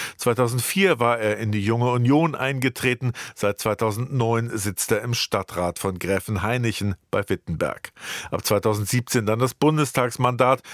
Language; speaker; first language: German; native; German